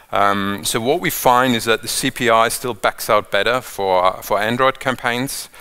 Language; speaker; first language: English; non-native, fluent; German